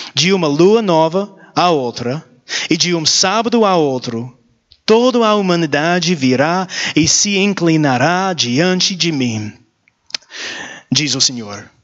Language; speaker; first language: Portuguese; non-native, learner; English